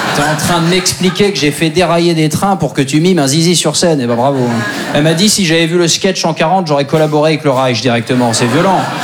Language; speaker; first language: French; native; French